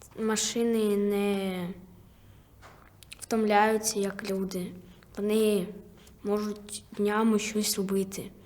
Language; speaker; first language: Ukrainian; non-native, local second language; Russian